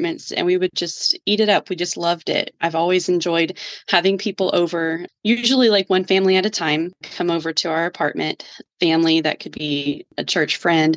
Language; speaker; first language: English; native; English